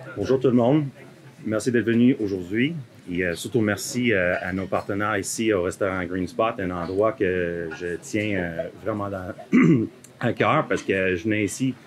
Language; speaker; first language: French; early bilingual, heritage; French